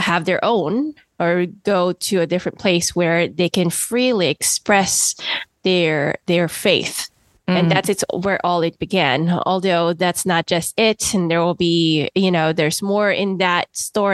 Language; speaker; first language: English; non-native, local second language; Filipino